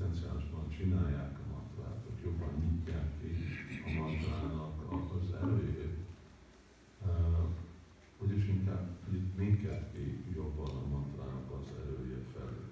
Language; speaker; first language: Hungarian; early bilingual, heritage; Hungarian